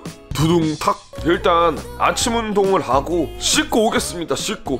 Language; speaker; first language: Korean; early bilingual, heritage; Korean